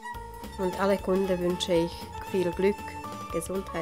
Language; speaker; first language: German; non-native, local second language; Serbian